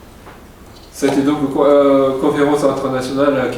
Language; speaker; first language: French; non-native, fluent; Japanese